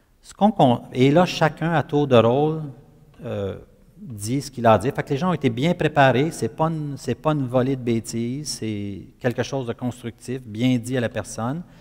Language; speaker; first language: French; native; French